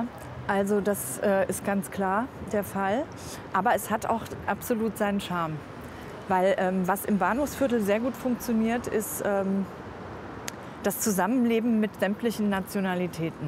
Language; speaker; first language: German; native; German